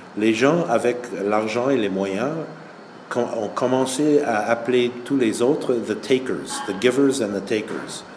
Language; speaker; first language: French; non-native, fluent; English